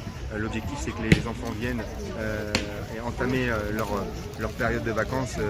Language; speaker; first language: French; native; French